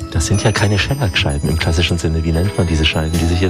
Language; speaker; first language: German; native; German